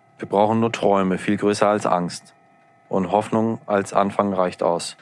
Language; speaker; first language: German; early bilingual, other home language; Persian